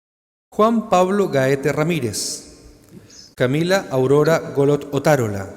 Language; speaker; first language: Spanish; native; Spanish